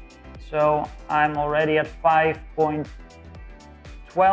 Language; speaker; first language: English; non-native, fluent; Dutch